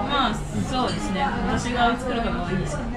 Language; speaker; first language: Japanese; early bilingual, other home language; Russian